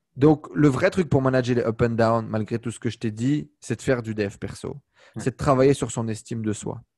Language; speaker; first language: French; native; French